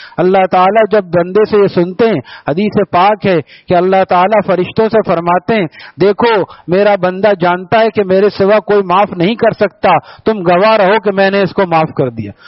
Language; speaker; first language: Urdu; native; Urdu